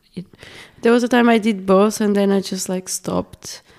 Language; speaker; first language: English; non-native, fluent; Portuguese